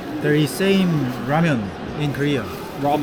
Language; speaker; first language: English; non-native, learner; Korean